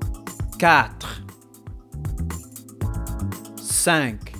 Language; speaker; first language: French; non-native, fluent; English